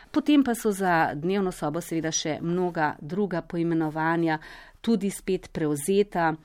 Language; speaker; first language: Slovenian; native; Slovenian